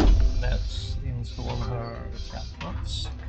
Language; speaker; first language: English; non-native, fluent; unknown